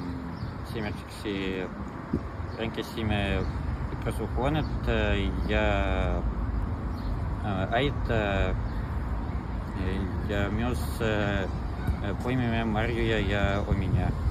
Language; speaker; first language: Finnish; non-native, learner; Russian